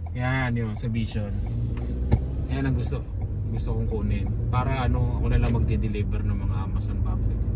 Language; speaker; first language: Filipino; native; Filipino